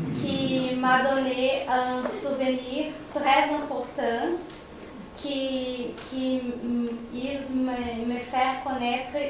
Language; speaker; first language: French; non-native, learner; Portuguese